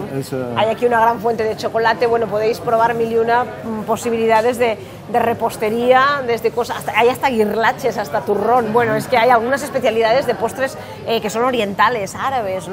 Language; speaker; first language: Spanish; native; Spanish